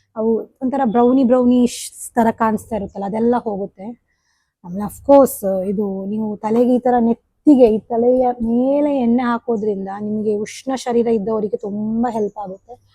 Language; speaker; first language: Kannada; non-native, local second language; Tulu